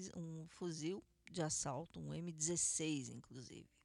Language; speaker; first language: Portuguese; native; Portuguese